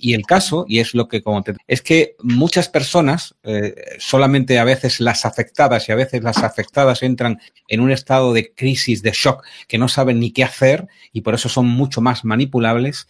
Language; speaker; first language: Spanish; native; Spanish